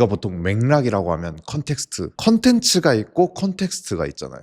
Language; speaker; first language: Korean; native; Korean